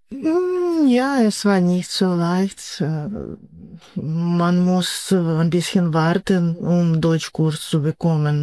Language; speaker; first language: German; non-native, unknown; Ukrainian